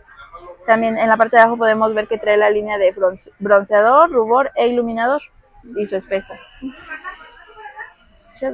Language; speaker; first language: Spanish; native; Spanish